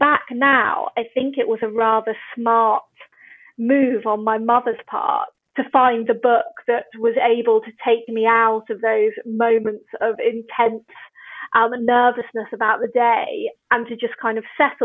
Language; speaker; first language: English; native; English